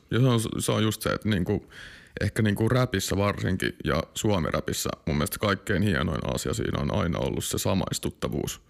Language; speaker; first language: Finnish; native; Finnish